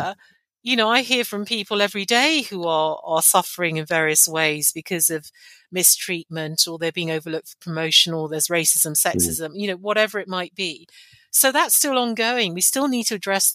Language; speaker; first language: English; non-native, local second language; Yoruba